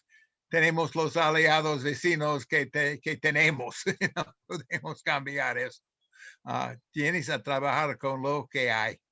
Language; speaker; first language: Spanish; non-native, fluent; English